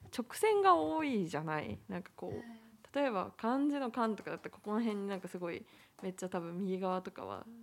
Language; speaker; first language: Japanese; native; Japanese